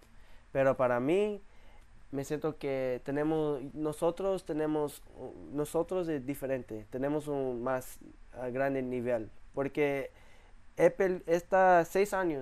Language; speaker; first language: Spanish; early bilingual, heritage; English